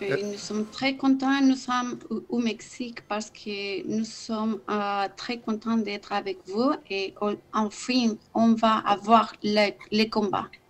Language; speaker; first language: French; non-native, learner; Spanish